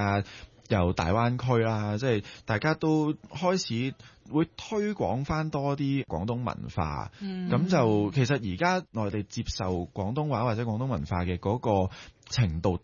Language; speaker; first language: Cantonese; native; Cantonese